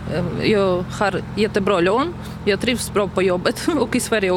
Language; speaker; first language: Swedish; non-native, learner; Ukrainian